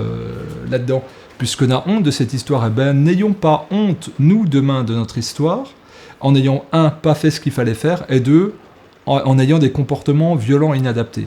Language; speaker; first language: French; native; French